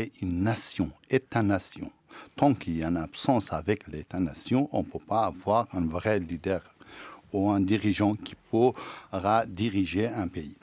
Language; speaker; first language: French; non-native, fluent; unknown